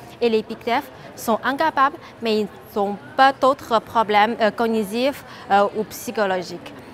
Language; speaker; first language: French; non-native, fluent; Chinese